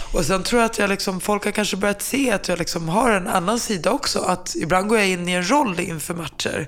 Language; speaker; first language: Swedish; early bilingual, other home language; Finnish